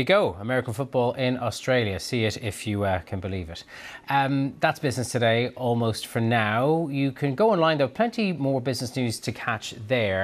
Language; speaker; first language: English; native; English